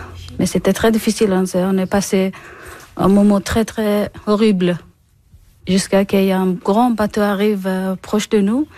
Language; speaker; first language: French; non-native, learner; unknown